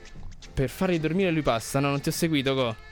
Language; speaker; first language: Italian; native; Italian